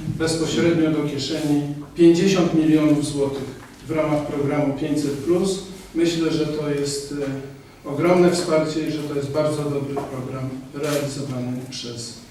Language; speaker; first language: Polish; native; Polish